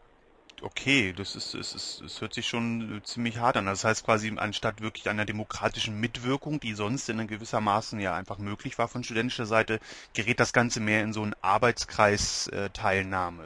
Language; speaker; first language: German; native; German